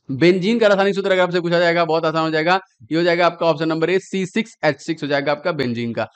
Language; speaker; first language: Hindi; native; Hindi